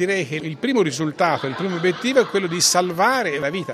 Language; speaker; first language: Italian; native; Italian